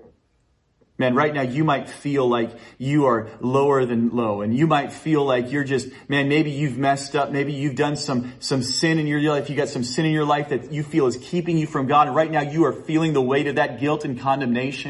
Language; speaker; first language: English; native; English